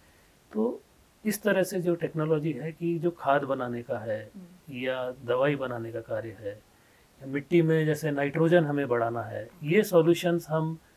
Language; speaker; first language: Hindi; native; Hindi